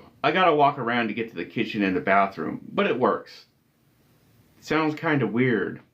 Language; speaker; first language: English; native; English